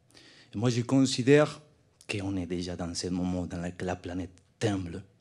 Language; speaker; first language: French; non-native, learner; Spanish